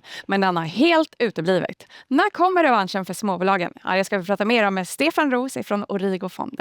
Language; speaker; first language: Swedish; native; Swedish